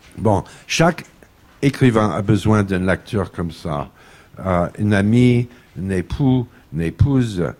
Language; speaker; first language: French; non-native, fluent; English